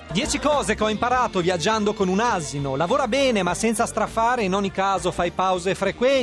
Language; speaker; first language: Italian; native; Italian